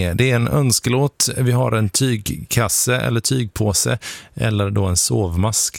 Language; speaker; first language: Swedish; native; Swedish